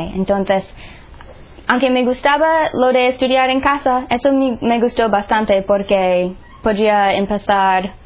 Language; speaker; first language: Spanish; non-native, fluent; English